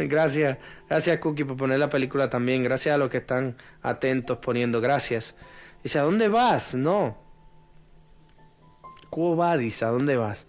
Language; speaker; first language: Spanish; native; Spanish